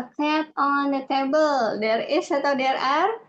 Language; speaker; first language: English; non-native, fluent; Indonesian